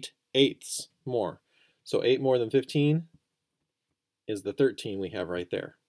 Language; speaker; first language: English; native; English